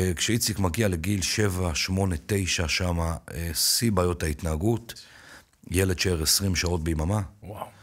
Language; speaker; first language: Hebrew; native; Hebrew